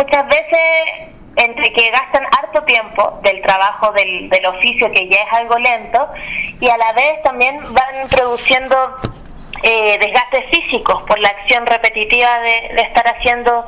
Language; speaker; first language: Spanish; native; Spanish